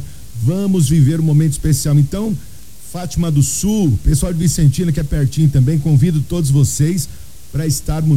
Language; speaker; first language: Portuguese; native; Portuguese